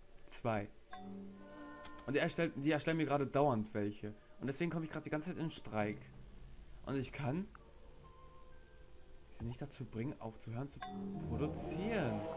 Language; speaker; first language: German; native; German